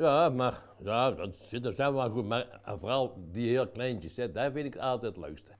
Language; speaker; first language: Dutch; native; Dutch